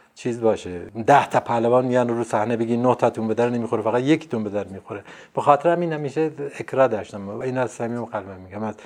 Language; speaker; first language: Persian; non-native, local second language; Central Kurdish